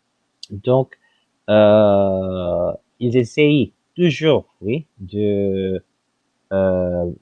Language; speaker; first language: French; non-native, fluent; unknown